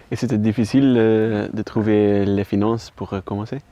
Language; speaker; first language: French; non-native, learner; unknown